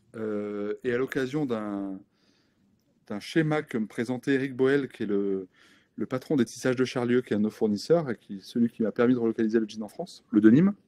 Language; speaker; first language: French; native; French